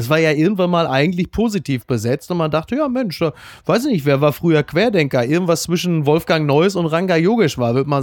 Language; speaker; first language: German; native; German